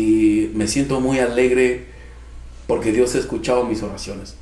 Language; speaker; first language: Spanish; native; Spanish